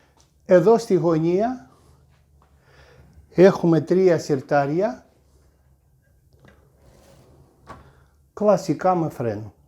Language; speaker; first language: Greek; non-native, fluent; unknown